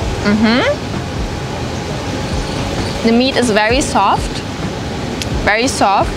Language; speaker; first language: English; non-native, fluent; German